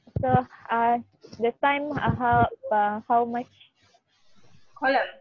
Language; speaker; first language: English; non-native, learner; Malay